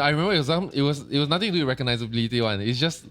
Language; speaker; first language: English; native; English